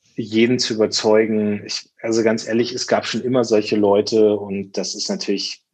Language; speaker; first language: German; native; German